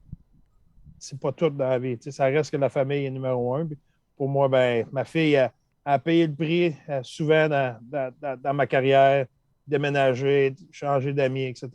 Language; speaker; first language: French; native; French